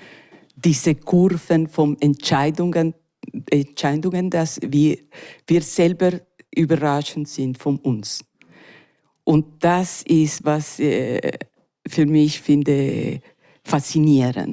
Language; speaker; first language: German; non-native, learner; Spanish